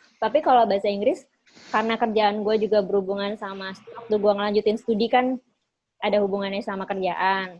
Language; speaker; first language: Indonesian; native; Indonesian